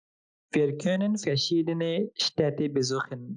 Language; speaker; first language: German; non-native, fluent; Bangla